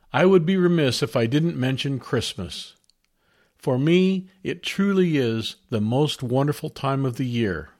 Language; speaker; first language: English; native; English